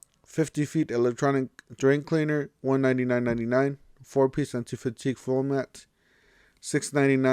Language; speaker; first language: English; native; English